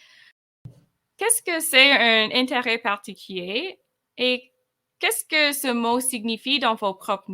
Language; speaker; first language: French; non-native, fluent; English